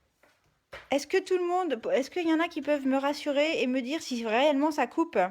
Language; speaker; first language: French; native; French